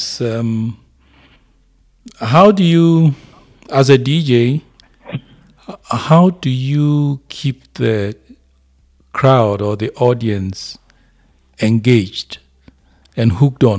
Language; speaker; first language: English; non-native, local second language; Akan